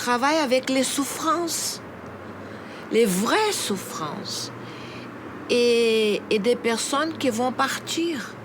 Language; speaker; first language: French; non-native, fluent; Portuguese